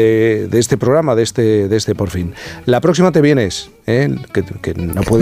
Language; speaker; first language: Spanish; native; Spanish